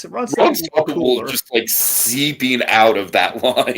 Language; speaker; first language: English; native; English